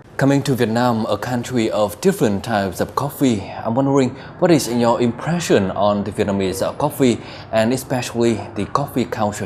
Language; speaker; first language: English; non-native, local second language; Vietnamese